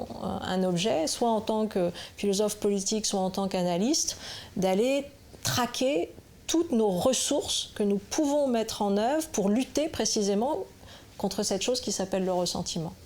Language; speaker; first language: French; native; French